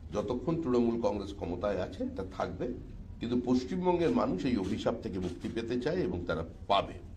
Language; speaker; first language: Bangla; native; Bangla